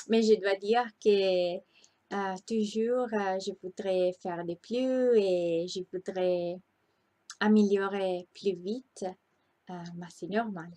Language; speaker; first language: French; non-native, learner; Italian